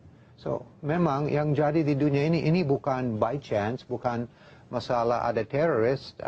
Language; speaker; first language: Indonesian; non-native, learner; English